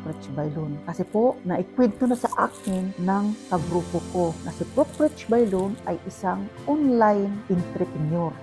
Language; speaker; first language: Filipino; non-native, local second language; Cebuano